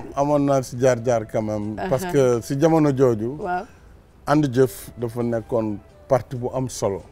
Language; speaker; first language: Wolof; non-native, local second language; Fula